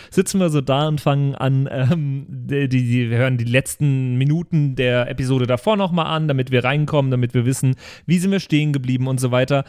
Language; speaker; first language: German; native; German